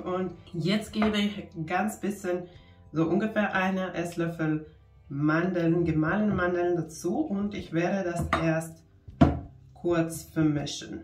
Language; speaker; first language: German; non-native, fluent; Finnish